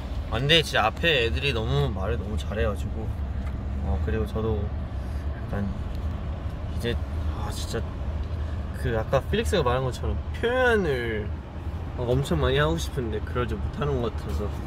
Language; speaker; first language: Korean; early bilingual, other home language; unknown